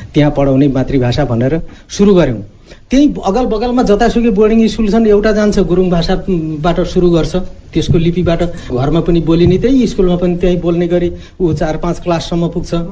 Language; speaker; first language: Nepali; non-native, local second language; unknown